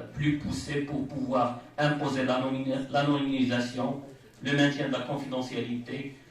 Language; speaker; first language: French; non-native, local second language; Arabic